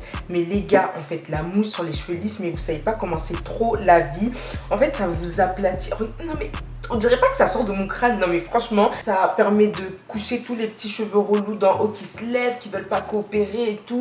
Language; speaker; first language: French; native; French